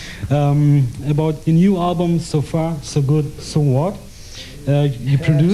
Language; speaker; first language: English; non-native, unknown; German